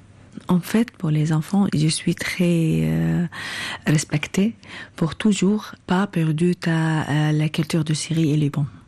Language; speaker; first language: French; non-native, learner; Arabic